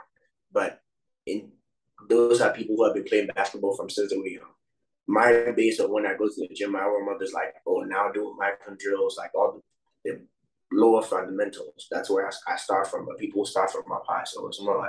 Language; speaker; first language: English; non-native, local second language; Akan